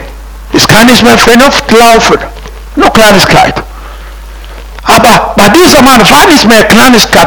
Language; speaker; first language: German; non-native, fluent; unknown